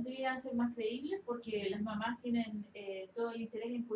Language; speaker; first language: Spanish; native; Spanish